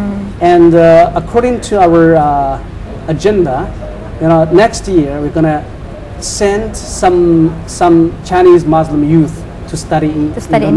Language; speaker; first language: English; non-native, fluent; Chinese